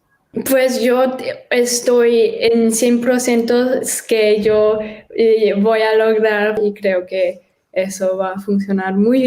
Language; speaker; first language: Spanish; early bilingual, heritage; German